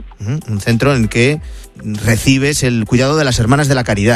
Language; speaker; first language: Spanish; native; Spanish